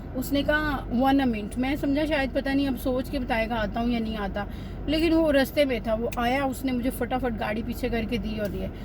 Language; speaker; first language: Hindi; native; Hindi